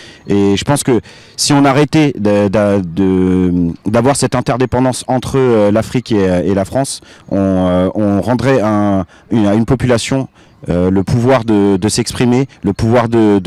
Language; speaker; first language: French; native; French